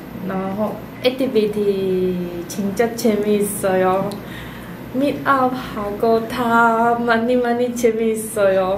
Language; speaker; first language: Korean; non-native, learner; Chinese